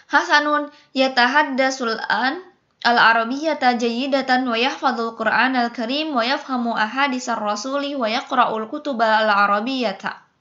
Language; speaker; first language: Arabic; non-native, fluent; Indonesian